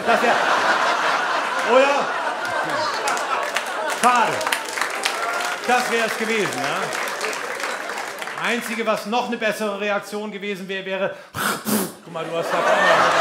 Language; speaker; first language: German; native; German